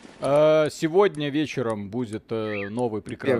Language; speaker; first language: Russian; native; Russian